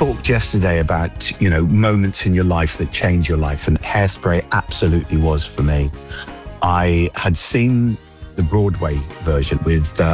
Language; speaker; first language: English; native; English